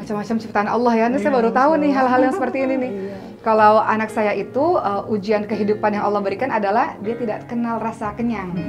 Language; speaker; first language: Indonesian; native; Indonesian